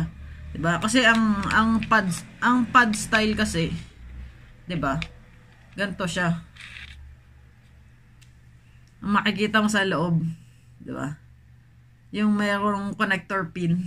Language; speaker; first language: Filipino; native; Filipino